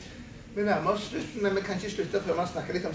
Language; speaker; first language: Norwegian; native; Norwegian